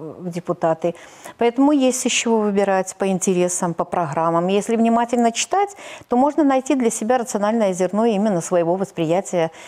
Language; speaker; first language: Russian; native; Russian